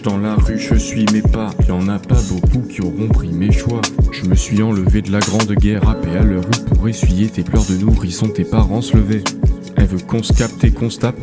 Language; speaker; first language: French; native; French